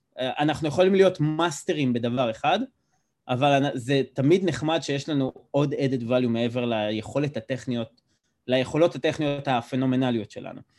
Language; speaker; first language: Hebrew; native; Hebrew